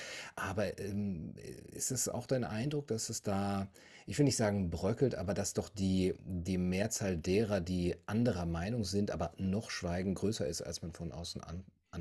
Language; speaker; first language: German; native; German